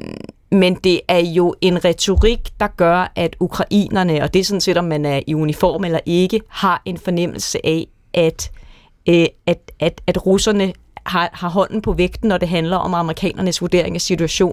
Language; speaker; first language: Danish; native; Danish